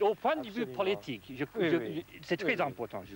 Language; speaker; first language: French; non-native, fluent; English